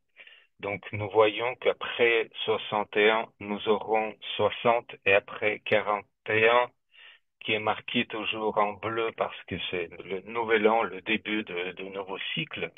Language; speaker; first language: French; non-native, fluent; Russian